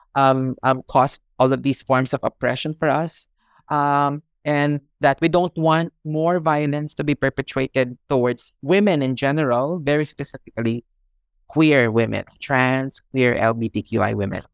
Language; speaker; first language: English; non-native, local second language; Filipino